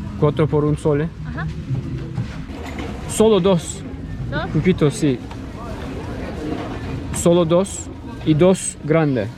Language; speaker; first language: Spanish; non-native, learner; Turkish